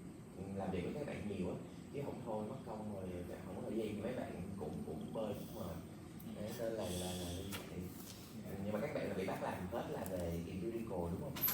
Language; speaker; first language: Vietnamese; native; Vietnamese